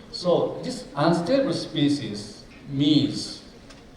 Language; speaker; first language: English; non-native, fluent; Japanese